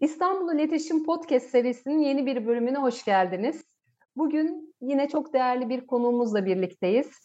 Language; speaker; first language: Turkish; native; Turkish